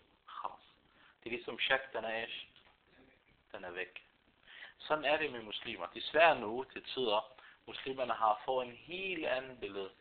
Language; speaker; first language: Danish; non-native, fluent; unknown